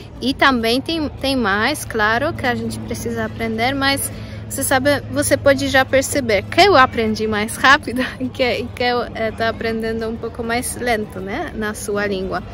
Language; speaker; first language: Portuguese; non-native, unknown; Polish